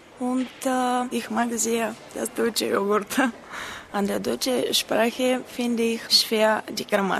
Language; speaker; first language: German; non-native, learner; Bulgarian